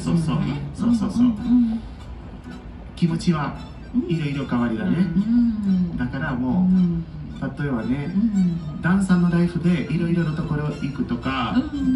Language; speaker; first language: Japanese; non-native, learner; Spanish